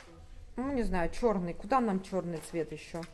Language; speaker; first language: Russian; native; Russian